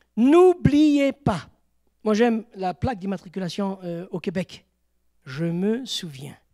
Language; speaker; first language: French; native; French